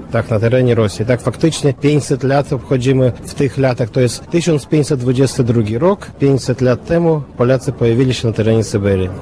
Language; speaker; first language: Polish; early bilingual, heritage; Russian